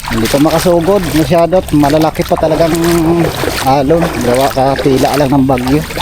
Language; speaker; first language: Filipino; native; Filipino